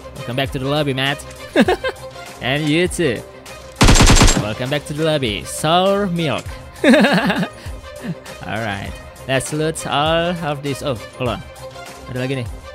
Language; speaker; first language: English; non-native, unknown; Indonesian